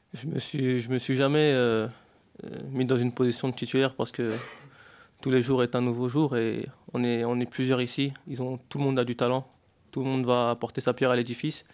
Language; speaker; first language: French; native; French